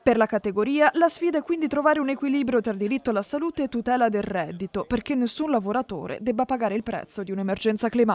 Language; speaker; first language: Italian; native; Italian